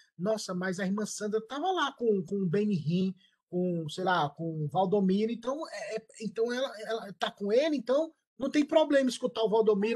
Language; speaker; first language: Portuguese; native; Portuguese